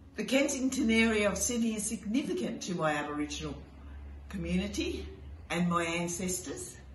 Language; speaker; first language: English; native; English